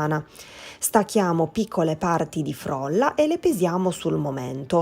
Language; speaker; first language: Italian; native; Italian